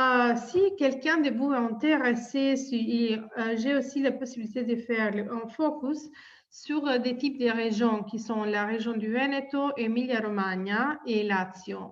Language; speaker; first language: French; non-native, fluent; Italian